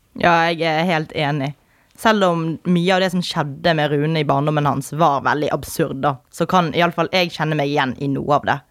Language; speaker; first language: Norwegian; native; Norwegian